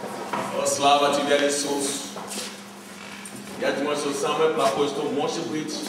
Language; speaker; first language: Russian; non-native, fluent; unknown